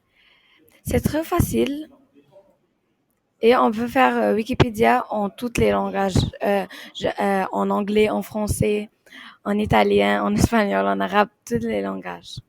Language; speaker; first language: French; non-native, learner; Arabic